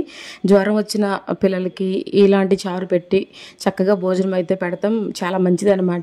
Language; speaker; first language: Telugu; native; Telugu